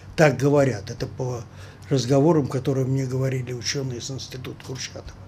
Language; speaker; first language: Russian; native; Russian